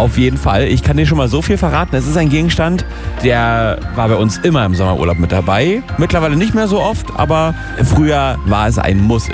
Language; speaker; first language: German; native; German